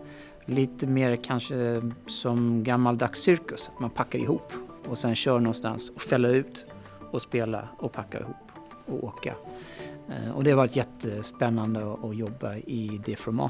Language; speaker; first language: Swedish; non-native, fluent; English